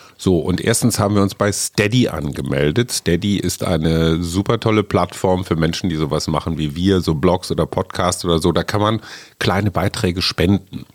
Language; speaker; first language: German; native; German